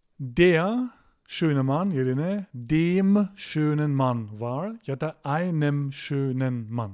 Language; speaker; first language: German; non-native, fluent; Turkish